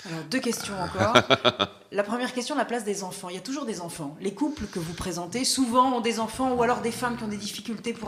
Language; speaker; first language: French; native; French